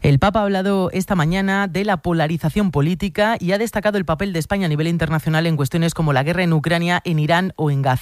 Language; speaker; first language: Spanish; native; Spanish